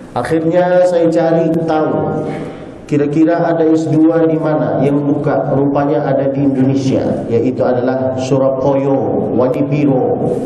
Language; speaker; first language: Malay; non-native, fluent; Arabic